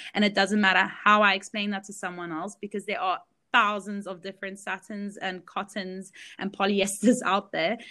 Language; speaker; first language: English; early bilingual, other home language; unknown